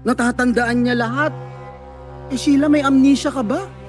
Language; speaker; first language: Filipino; native; Filipino